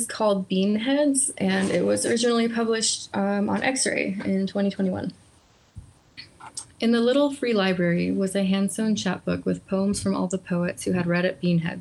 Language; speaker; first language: English; early bilingual, other home language; Polish